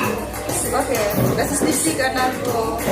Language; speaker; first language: German; non-native, learner; Kikuyu